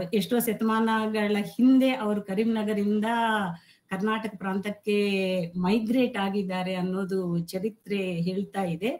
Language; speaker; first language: Kannada; non-native, local second language; Telugu